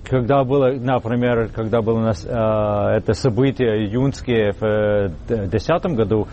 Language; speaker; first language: Russian; non-native, fluent; English